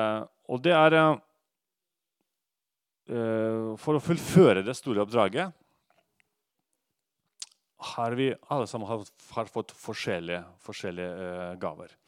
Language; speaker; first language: Norwegian; non-native, fluent; Russian